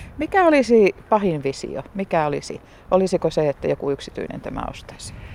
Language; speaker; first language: Finnish; native; Finnish